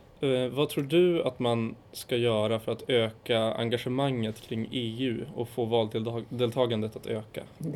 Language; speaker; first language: Swedish; native; Swedish